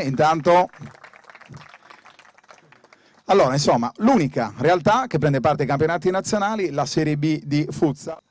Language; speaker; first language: Italian; native; Italian